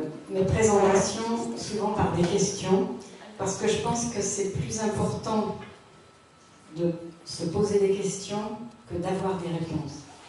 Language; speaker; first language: French; native; French